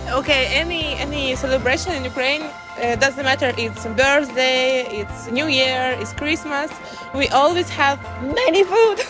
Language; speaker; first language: English; non-native, learner; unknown